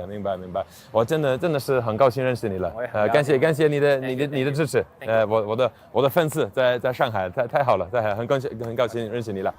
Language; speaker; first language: Chinese; non-native, fluent; English